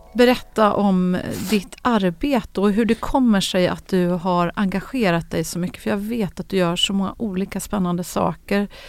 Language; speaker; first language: Swedish; native; Swedish